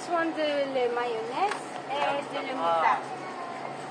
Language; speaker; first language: French; non-native, learner; English